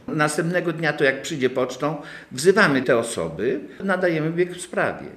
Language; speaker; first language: Polish; native; Polish